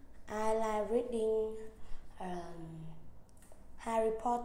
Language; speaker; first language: English; non-native, learner; Vietnamese